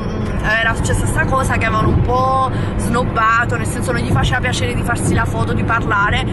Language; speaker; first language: Italian; native; Italian